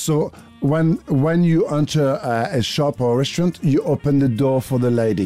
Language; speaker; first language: English; non-native, fluent; French